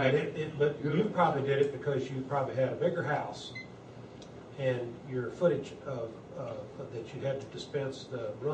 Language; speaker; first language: English; native; English